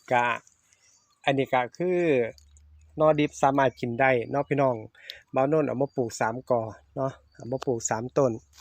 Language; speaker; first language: Thai; native; Thai